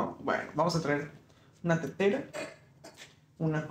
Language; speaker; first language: Spanish; native; Spanish